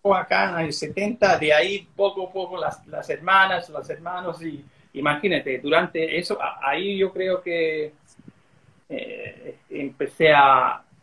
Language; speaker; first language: Spanish; early bilingual, heritage; Spanish